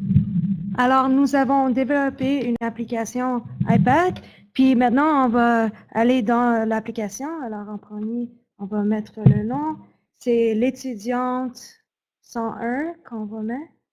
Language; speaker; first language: French; native; French